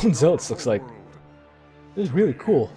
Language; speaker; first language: English; native; English